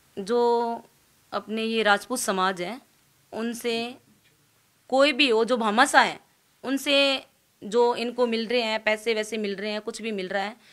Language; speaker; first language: Hindi; native; Hindi